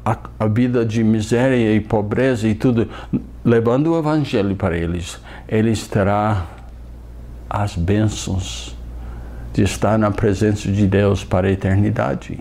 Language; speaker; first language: Portuguese; non-native, fluent; English